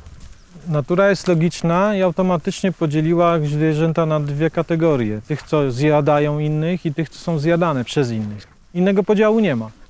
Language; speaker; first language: Polish; native; Polish